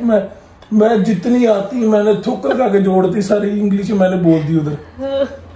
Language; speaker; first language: Hindi; non-native, local second language; Punjabi